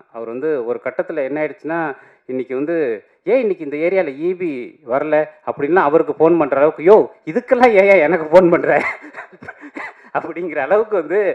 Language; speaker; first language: Tamil; native; Tamil